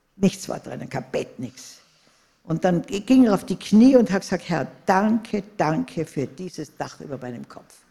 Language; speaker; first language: German; native; German